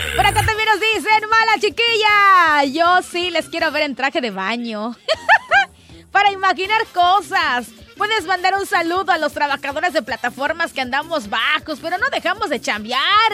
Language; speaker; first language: Spanish; native; Spanish